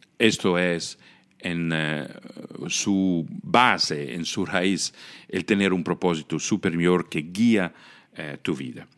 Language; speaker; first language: Spanish; non-native, fluent; Italian